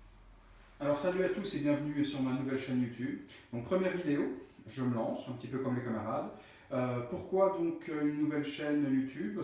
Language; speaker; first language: French; native; French